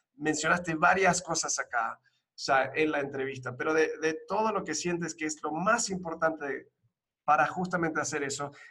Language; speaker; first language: Spanish; early bilingual, other home language; English